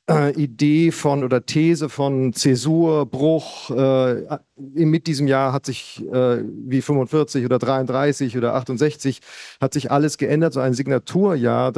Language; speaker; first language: German; native; German